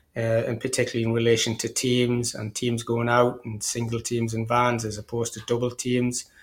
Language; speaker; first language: English; native; English